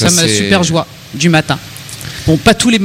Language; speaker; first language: French; native; French